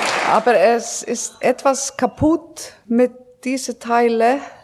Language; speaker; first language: German; non-native, learner; Icelandic